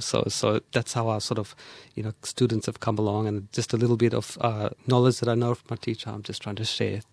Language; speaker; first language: English; early bilingual, other home language; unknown